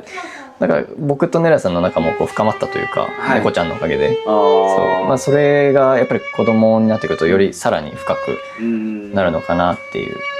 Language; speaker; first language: Japanese; native; Japanese